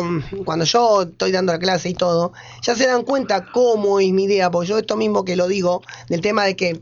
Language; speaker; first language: Spanish; native; Spanish